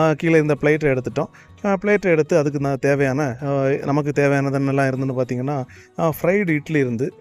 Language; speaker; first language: Tamil; native; Tamil